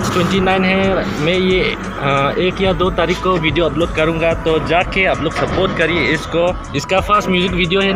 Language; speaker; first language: Hindi; non-native, learner; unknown